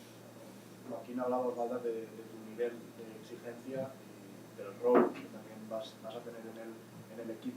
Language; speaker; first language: Spanish; native; Spanish